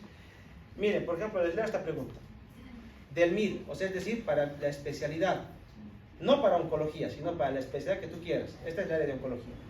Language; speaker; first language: Spanish; native; Spanish